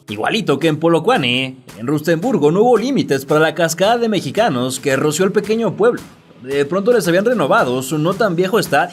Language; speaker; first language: Spanish; native; Spanish